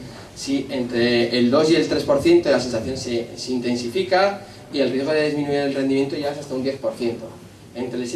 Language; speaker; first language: Spanish; native; Spanish